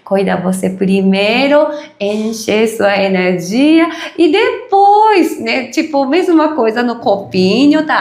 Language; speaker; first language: Portuguese; non-native, learner; Japanese